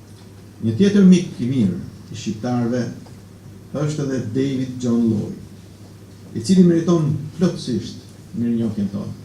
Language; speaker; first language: Albanian; native; Albanian